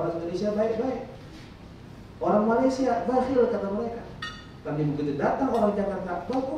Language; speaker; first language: Indonesian; native; Indonesian